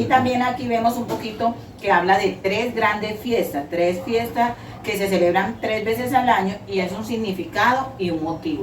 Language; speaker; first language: Spanish; native; Spanish